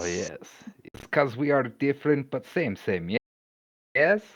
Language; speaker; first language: English; native; English